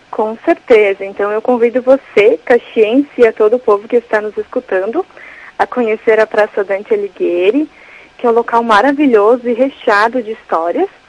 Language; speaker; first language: Portuguese; native; Portuguese